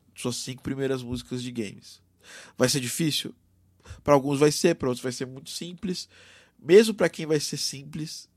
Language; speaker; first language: Portuguese; native; Portuguese